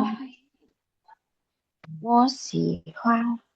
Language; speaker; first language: Chinese; non-native, learner; Indonesian